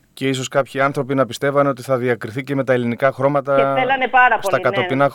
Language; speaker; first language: Greek; native; Greek